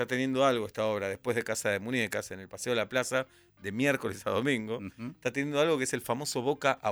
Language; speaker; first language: Spanish; native; Spanish